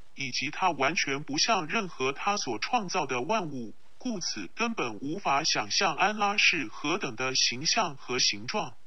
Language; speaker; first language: Chinese; non-native, local second language; Cantonese